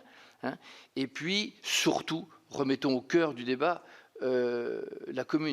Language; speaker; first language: French; native; French